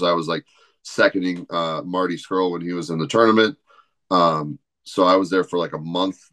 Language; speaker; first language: English; native; English